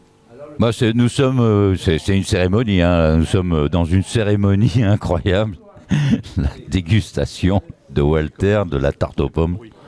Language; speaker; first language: French; native; French